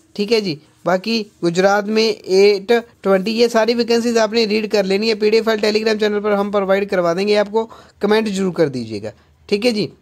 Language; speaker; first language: Hindi; non-native, local second language; Punjabi